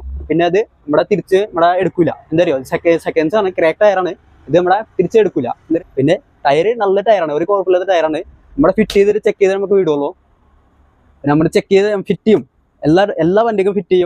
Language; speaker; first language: Malayalam; non-native, local second language; Hindi